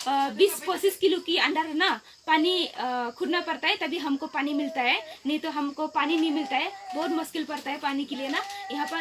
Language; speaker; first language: Hindi; non-native, local second language; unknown